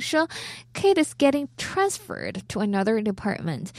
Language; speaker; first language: English; non-native, fluent; Chinese